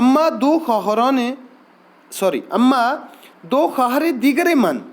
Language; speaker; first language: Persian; non-native, fluent; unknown